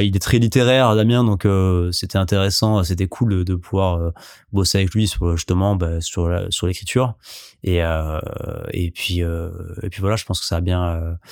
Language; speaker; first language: French; native; French